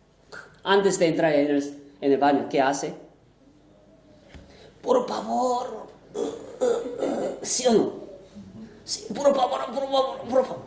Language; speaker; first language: Spanish; non-native, fluent; Korean